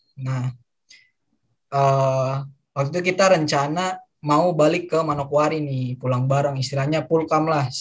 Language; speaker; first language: Indonesian; native; Indonesian